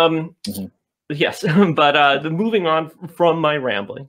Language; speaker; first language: English; native; English